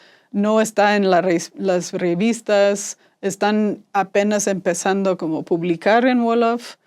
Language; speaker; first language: Spanish; non-native, fluent; English